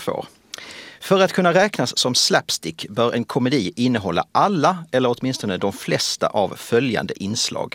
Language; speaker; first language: Swedish; native; Swedish